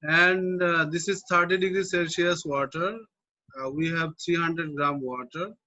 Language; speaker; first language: English; non-native, local second language; Bangla